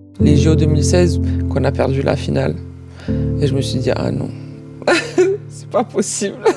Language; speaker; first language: French; early bilingual, other home language; Croatian